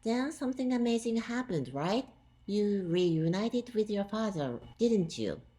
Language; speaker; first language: English; non-native, fluent; Japanese